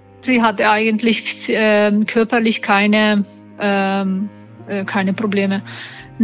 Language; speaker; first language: German; non-native, learner; Italian